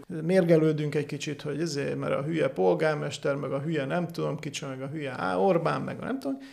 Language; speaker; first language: Hungarian; native; Hungarian